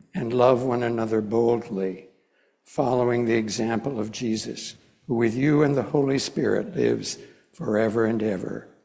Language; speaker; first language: English; native; English